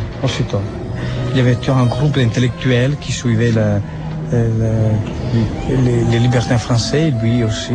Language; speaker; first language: French; non-native, fluent; Italian